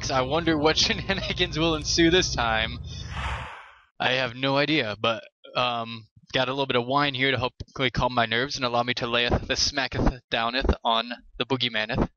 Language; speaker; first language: English; native; English